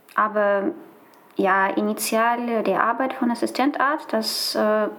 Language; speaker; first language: German; non-native, fluent; Russian